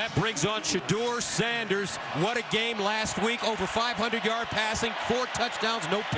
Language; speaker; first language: English; native; English